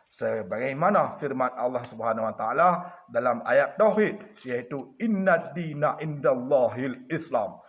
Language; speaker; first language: Malay; non-native, local second language; Achinese